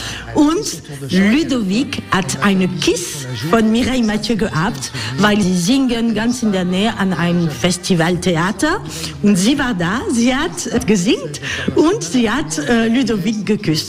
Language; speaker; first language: German; non-native, learner; French